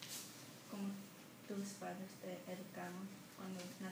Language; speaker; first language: Spanish; non-native, learner; English